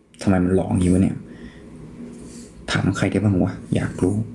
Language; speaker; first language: Thai; native; Thai